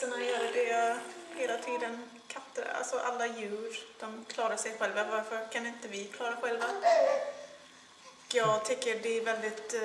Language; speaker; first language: Swedish; non-native, fluent; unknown